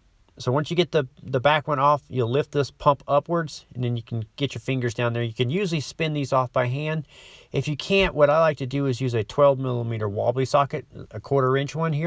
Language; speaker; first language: English; native; English